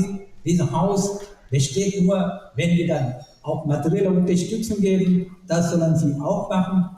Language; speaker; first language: German; non-native, learner; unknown